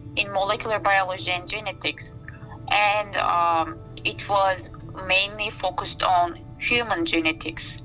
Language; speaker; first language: English; non-native, fluent; Turkish